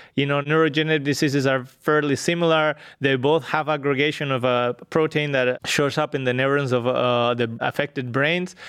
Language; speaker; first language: English; non-native, fluent; Spanish